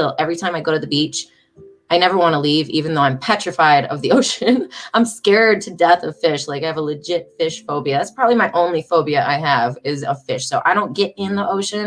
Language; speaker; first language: English; native; English